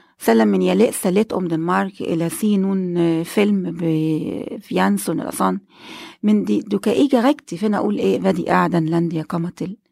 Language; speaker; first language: Danish; non-native, learner; Arabic